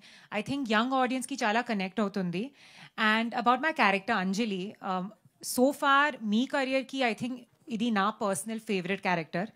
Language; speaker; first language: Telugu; non-native, learner; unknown